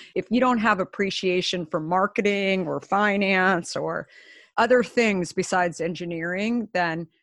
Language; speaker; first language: English; native; English